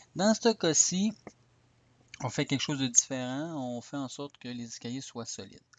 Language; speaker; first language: French; native; French